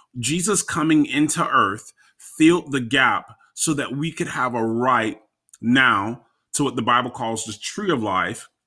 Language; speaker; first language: English; native; English